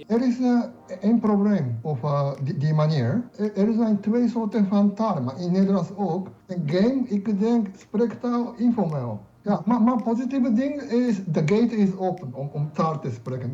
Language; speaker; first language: Dutch; non-native, learner; Japanese